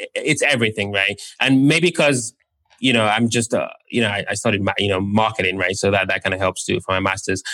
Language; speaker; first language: English; non-native, local second language; Yoruba